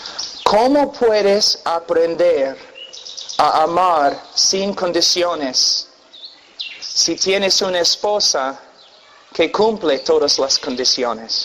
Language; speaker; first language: Spanish; non-native, fluent; English